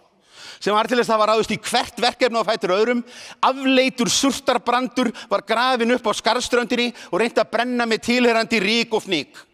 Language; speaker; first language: Icelandic; native; Icelandic